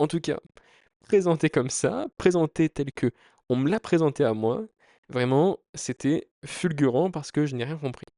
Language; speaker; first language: French; native; French